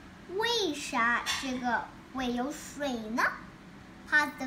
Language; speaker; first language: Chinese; early bilingual, heritage; Chinese